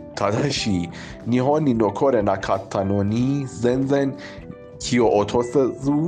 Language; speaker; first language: Japanese; non-native, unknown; Persian